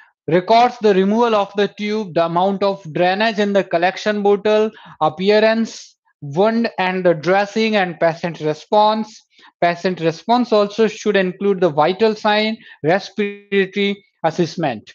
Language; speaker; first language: English; non-native, local second language; Hindi